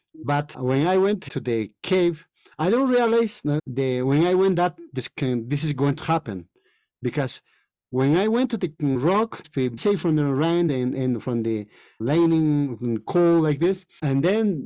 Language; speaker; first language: English; non-native, learner; Spanish